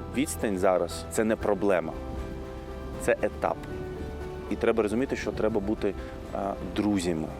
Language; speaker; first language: Ukrainian; early bilingual, heritage; Arabic